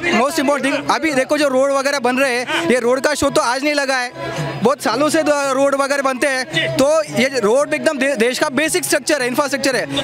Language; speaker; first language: Hindi; non-native, local second language; Marathi